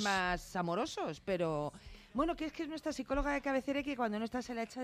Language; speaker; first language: Spanish; native; Spanish